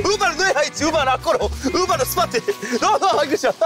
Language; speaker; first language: Romanian; non-native, learner; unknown